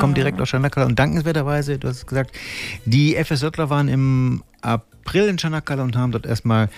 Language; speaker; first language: German; native; German